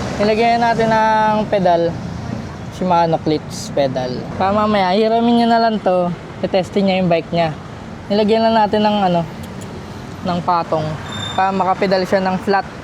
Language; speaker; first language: Filipino; native; Filipino